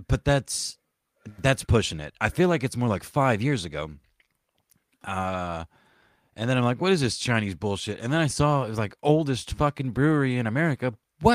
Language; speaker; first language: English; native; English